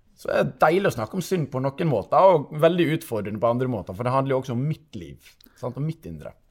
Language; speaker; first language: Norwegian; native; Norwegian